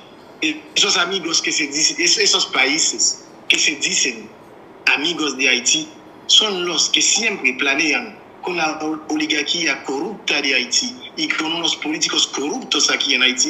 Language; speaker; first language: Spanish; non-native, fluent; Haitian Creole